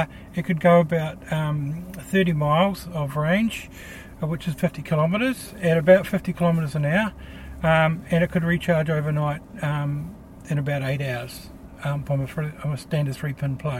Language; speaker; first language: English; native; English